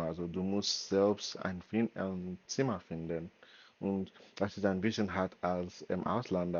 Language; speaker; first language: German; non-native, learner; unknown